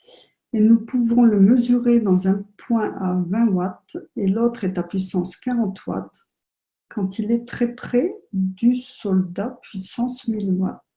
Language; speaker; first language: French; native; French